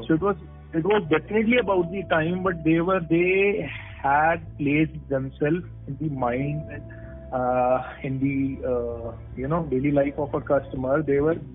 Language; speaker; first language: English; non-native, local second language; Punjabi